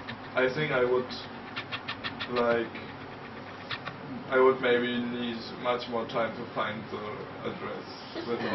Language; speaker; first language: English; non-native, fluent; German